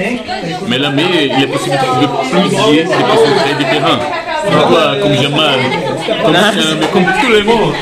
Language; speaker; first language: French; non-native, learner; Portuguese